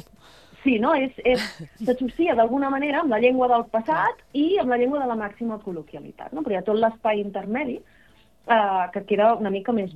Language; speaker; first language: Catalan; native; Catalan